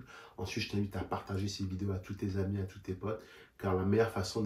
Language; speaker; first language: French; native; French